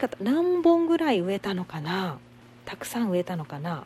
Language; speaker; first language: Japanese; native; Japanese